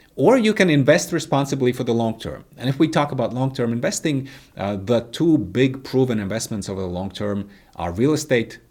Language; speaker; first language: English; non-native, fluent; Latvian